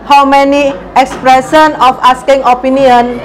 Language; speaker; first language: English; non-native, learner; Indonesian